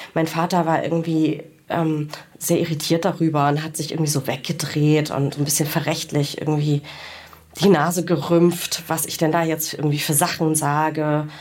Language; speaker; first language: German; early bilingual, other home language; Greek